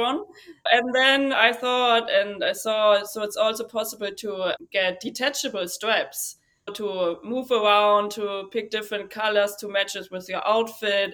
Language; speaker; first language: English; non-native, fluent; German